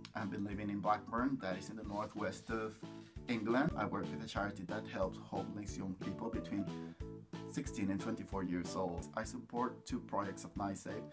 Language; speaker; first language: English; non-native, fluent; Spanish